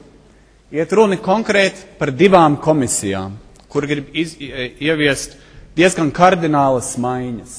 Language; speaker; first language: Latvian; early bilingual, heritage; Latvian